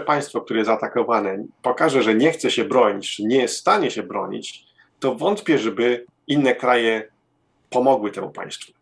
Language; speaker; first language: Polish; early bilingual, heritage; Polish